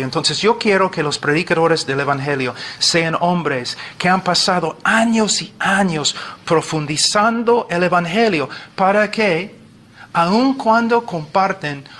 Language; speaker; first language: Spanish; non-native, fluent; English